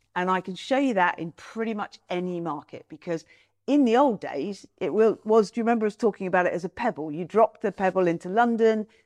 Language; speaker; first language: English; native; English